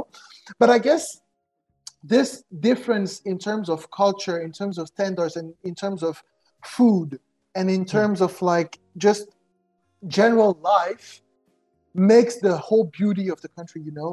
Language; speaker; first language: English; non-native, local second language; French